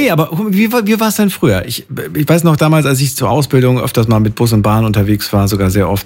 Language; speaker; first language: German; native; German